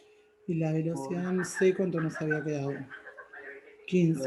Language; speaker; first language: Spanish; native; Spanish